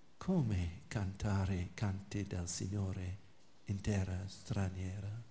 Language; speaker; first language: Italian; non-native, fluent; English